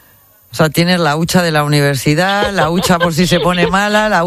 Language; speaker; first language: Spanish; native; Spanish